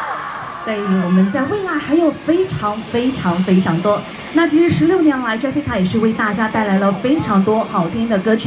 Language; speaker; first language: Chinese; native; Chinese